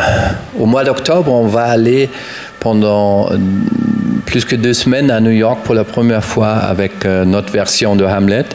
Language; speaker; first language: French; non-native, fluent; German